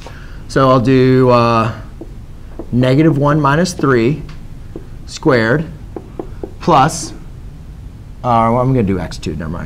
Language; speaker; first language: English; native; English